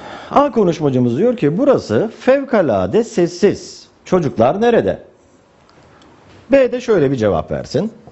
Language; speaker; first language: Turkish; native; Turkish